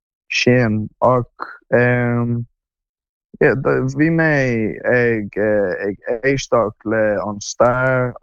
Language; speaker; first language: Irish; non-native, learner; English